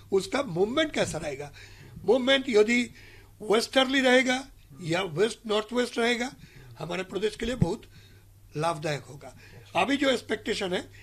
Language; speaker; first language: Hindi; non-native, local second language; Marathi